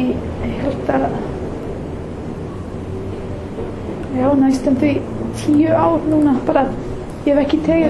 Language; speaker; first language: Icelandic; non-native, learner; English